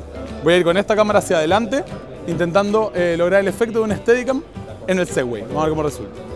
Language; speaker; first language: Spanish; native; Spanish